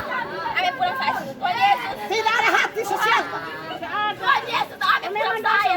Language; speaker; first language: Indonesian; non-native, local second language; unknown